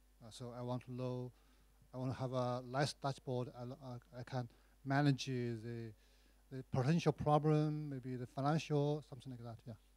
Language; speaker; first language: English; non-native, learner; Chinese